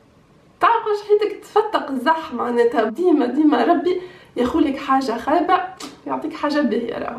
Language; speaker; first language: Arabic; native; Arabic